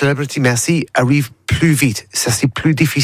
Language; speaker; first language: French; non-native, learner; English